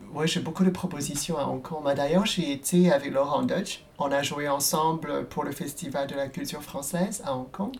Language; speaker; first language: French; non-native, fluent; Cantonese